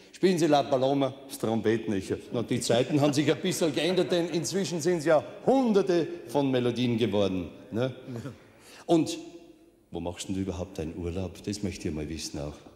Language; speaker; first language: German; native; German